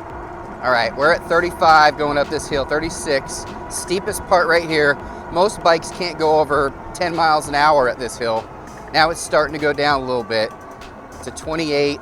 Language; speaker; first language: English; native; English